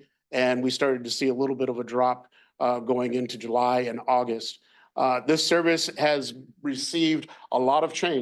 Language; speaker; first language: English; native; English